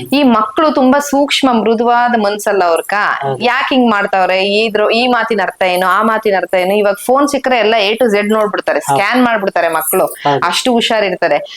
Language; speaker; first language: Kannada; native; Kannada